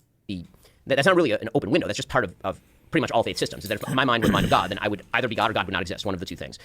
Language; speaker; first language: English; native; English